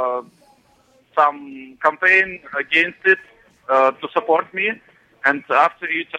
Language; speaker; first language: English; non-native, learner; Russian